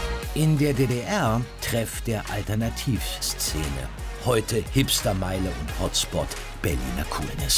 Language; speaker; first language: German; native; German